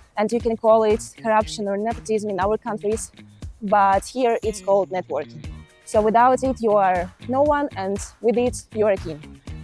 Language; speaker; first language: English; non-native, fluent; Ukrainian